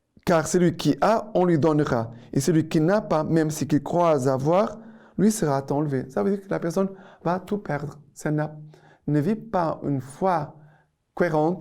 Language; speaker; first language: French; non-native, fluent; Portuguese